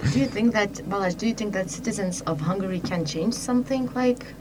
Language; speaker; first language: English; non-native, fluent; Lithuanian